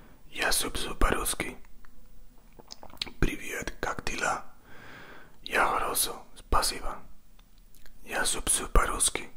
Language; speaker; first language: Russian; non-native, learner; Spanish